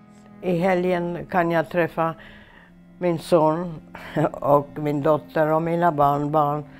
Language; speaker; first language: Swedish; non-native, fluent; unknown